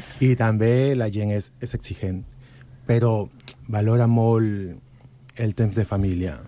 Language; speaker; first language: Catalan; non-native, learner; Spanish